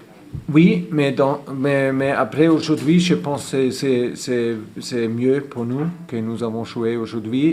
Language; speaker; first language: French; non-native, fluent; German